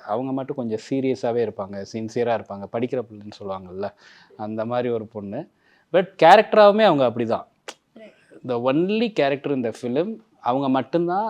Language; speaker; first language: Tamil; native; Tamil